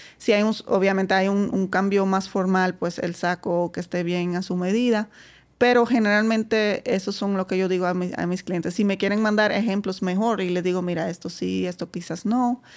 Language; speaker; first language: Spanish; non-native, fluent; Dutch